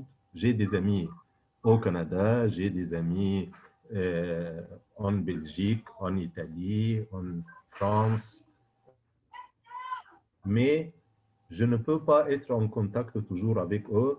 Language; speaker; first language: French; non-native, fluent; Arabic